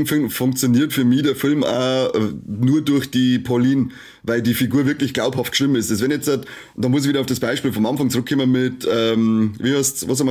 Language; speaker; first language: German; native; German